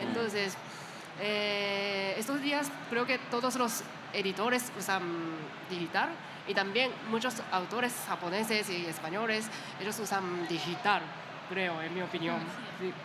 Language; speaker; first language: Spanish; non-native, learner; Japanese